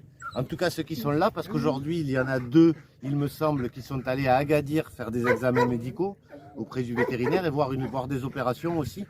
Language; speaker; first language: French; native; French